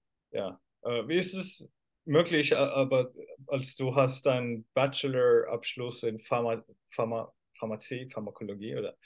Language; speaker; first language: German; non-native, fluent; Finnish